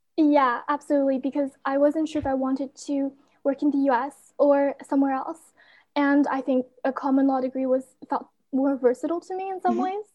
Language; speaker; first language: English; non-native, fluent; Chinese